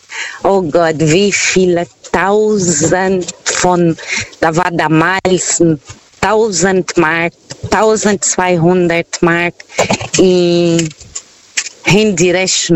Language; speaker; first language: German; non-native, fluent; Portuguese